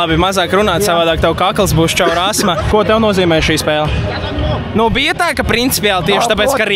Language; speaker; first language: Latvian; native; Latvian